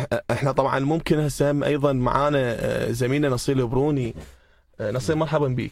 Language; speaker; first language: Arabic; native; Arabic